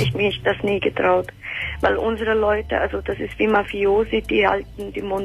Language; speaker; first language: German; early bilingual, other home language; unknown